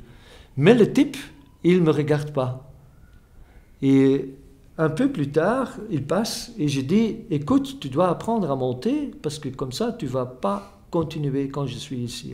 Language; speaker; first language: French; non-native, fluent; Dutch